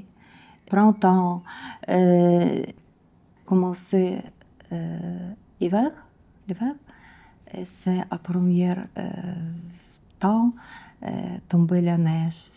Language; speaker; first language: French; non-native, learner; Ukrainian